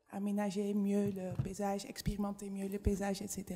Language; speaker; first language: French; non-native, fluent; Dutch